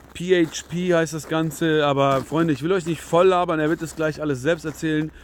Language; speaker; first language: German; early bilingual, other home language; Persian